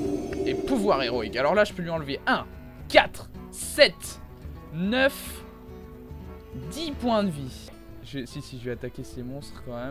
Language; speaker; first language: French; native; French